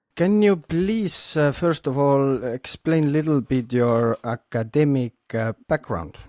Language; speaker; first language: English; non-native, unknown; Estonian